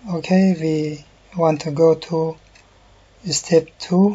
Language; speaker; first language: English; non-native, learner; Persian